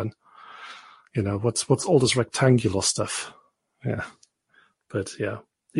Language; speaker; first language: English; non-native, fluent; German